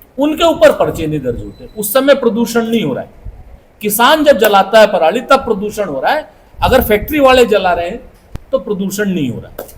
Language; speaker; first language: Hindi; native; Hindi